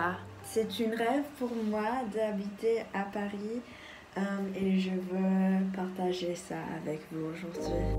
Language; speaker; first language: French; non-native, fluent; English